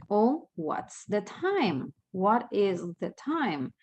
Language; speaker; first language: English; non-native, fluent; Spanish